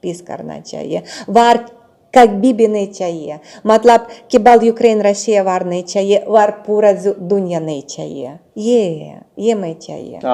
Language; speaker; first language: Hindi; non-native, learner; Russian